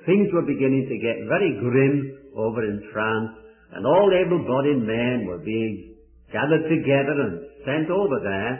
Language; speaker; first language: English; native; English